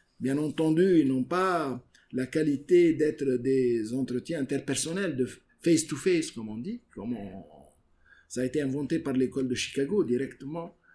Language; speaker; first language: French; non-native, local second language; Arabic